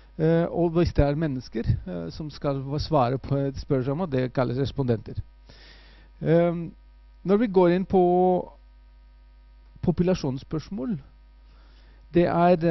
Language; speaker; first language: Norwegian; non-native, fluent; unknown